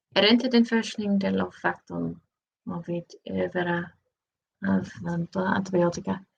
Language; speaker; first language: Swedish; non-native, learner; English